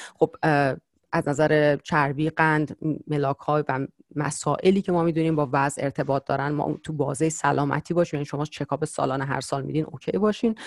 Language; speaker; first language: Persian; native; Persian